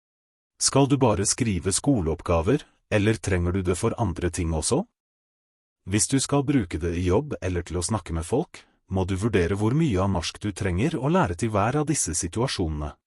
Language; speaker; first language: Norwegian; non-native, fluent; Russian